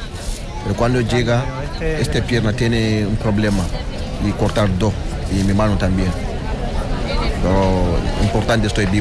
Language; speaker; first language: Spanish; non-native, learner; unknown